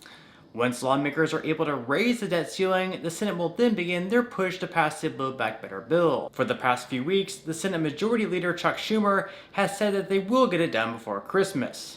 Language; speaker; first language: English; native; English